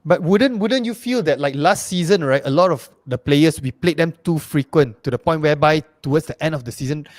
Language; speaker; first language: English; non-native, local second language; Malay